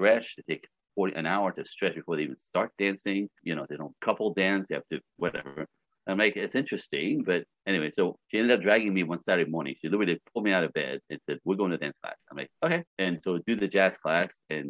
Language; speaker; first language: English; native; English